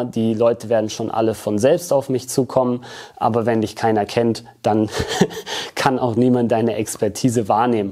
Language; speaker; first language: German; native; German